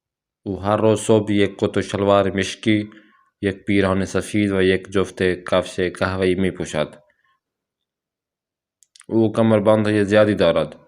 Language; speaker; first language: Persian; non-native, fluent; Urdu